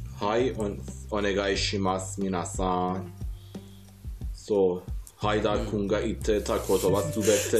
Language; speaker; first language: Japanese; non-native, fluent; Persian